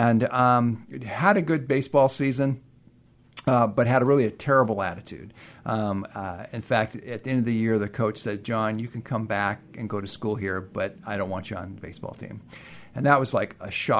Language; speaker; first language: English; native; English